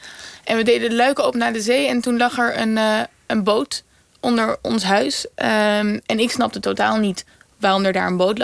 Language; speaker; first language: Dutch; native; Dutch